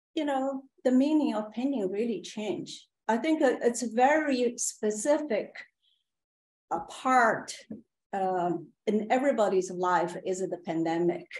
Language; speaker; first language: English; non-native, fluent; Chinese